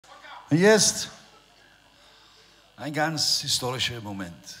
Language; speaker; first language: German; non-native, learner; English